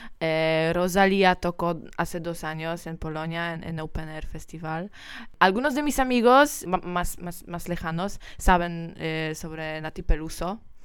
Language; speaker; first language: Spanish; non-native, learner; Polish